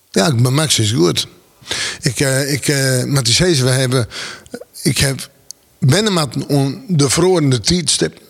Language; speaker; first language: Dutch; non-native, local second language; Western Frisian